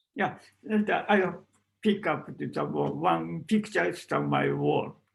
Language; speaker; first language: English; non-native, learner; Japanese